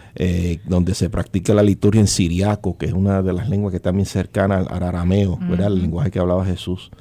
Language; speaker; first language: Spanish; early bilingual, heritage; Spanish